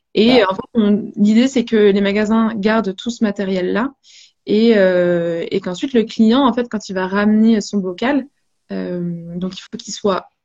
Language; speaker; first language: French; native; French